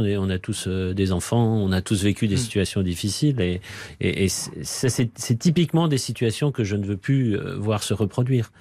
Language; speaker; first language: French; native; French